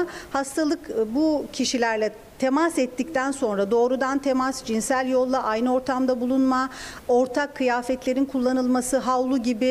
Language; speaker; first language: Turkish; native; Turkish